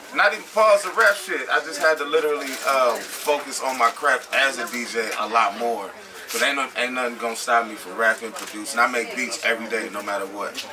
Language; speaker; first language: English; native; English